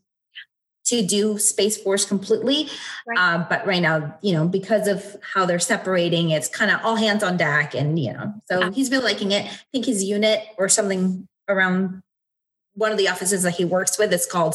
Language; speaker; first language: English; native; English